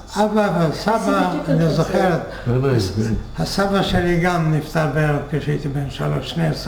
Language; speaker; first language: Hebrew; non-native, fluent; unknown